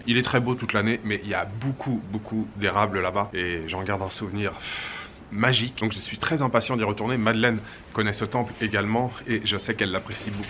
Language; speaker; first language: French; native; French